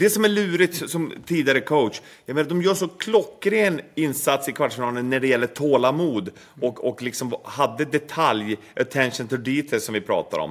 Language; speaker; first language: Swedish; native; Swedish